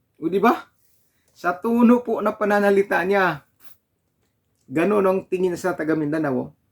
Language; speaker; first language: Filipino; non-native, local second language; Cebuano